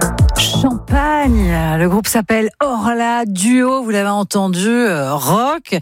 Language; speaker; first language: French; native; French